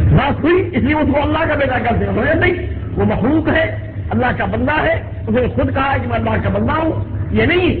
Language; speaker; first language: Urdu; non-native, local second language; Sindhi